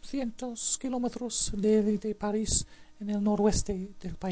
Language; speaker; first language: Spanish; non-native, learner; English